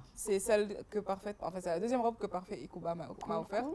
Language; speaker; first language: French; non-native, local second language; Wolof